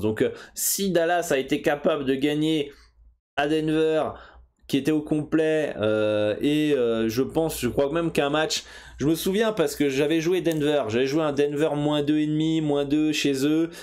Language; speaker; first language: French; native; French